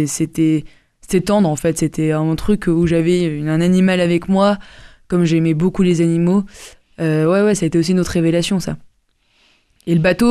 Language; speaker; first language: French; native; French